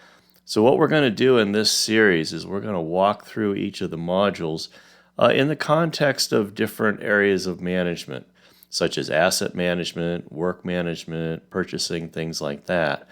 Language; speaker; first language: English; native; English